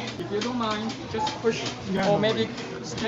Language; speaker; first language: English; non-native, local second language; Filipino